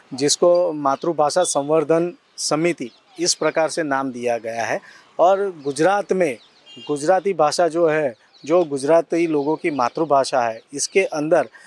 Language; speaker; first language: Hindi; non-native, local second language; Gujarati